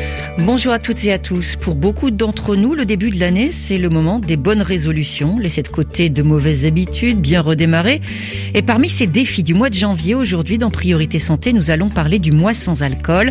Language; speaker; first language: French; native; French